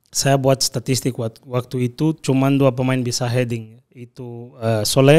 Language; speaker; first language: Indonesian; non-native, fluent; Portuguese